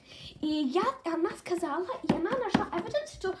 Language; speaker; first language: Russian; early bilingual, heritage; Russian